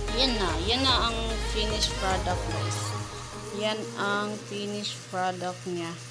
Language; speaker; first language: Filipino; non-native, local second language; Cebuano